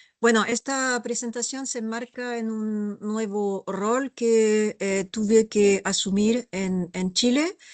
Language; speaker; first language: Spanish; non-native, fluent; French